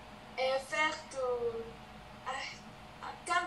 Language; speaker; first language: French; non-native, learner; Spanish